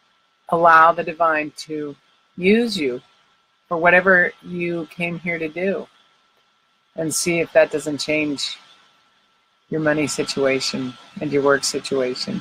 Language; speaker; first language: English; native; English